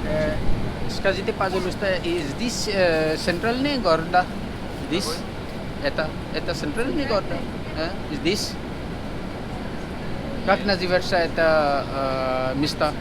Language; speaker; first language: Russian; non-native, learner; Urdu